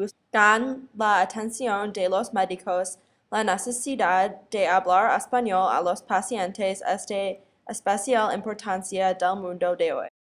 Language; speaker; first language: Spanish; non-native, learner; English